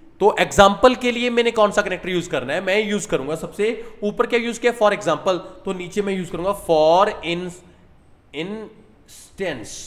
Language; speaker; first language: Hindi; non-native, local second language; Punjabi